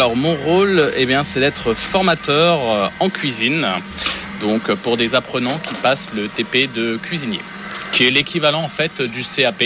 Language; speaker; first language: French; native; French